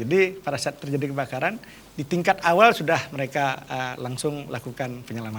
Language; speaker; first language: Malay; native; Malay